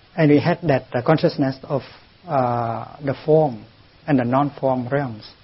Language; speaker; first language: English; non-native, fluent; Vietnamese